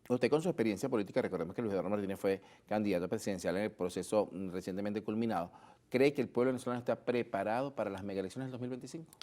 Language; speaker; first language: Spanish; native; Spanish